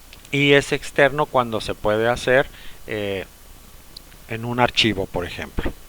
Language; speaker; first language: Spanish; native; Spanish